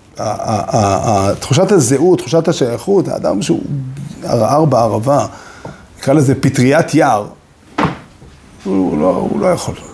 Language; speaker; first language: Hebrew; native; Hebrew